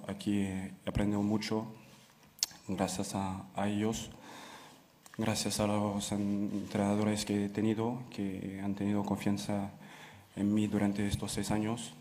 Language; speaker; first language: Spanish; non-native, fluent; French